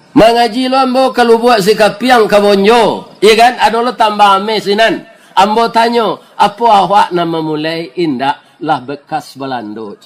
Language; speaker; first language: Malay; non-native, local second language; Minangkabau